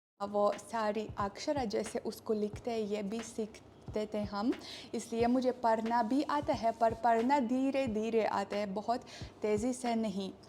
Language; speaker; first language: Hindi; non-native, fluent; Russian